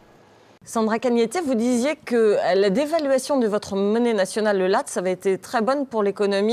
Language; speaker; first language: French; native; French